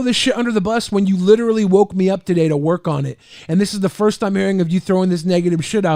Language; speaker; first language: English; native; English